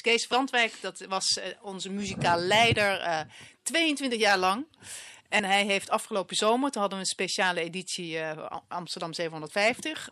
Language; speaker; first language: Dutch; native; Dutch